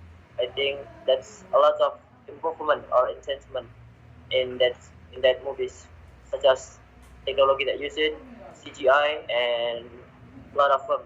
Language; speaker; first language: English; non-native, learner; Indonesian